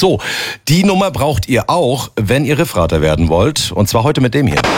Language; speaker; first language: German; native; German